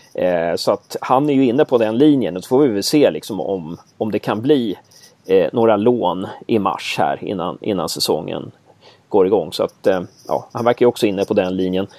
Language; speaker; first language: Swedish; native; Swedish